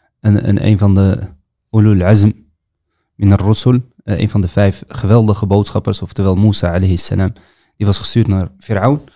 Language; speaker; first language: Dutch; early bilingual, other home language; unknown